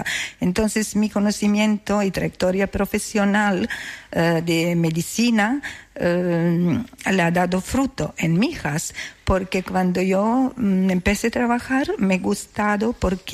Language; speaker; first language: Spanish; non-native, learner; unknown